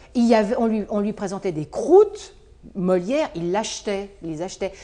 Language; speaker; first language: French; native; French